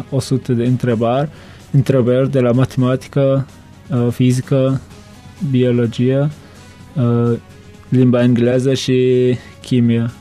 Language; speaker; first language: Romanian; non-native, learner; Turkmen